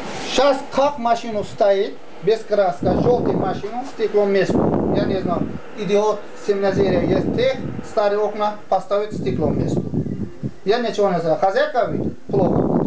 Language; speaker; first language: Russian; non-native, learner; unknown